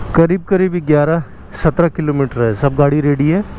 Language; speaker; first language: Hindi; non-native, local second language; Bangla